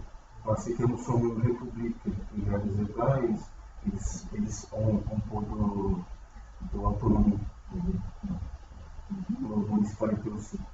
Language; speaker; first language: French; non-native, learner; Portuguese